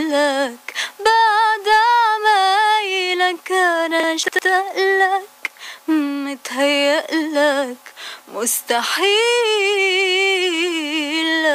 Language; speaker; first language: Arabic; native; Arabic